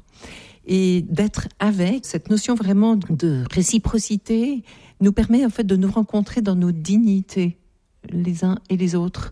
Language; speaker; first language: French; native; French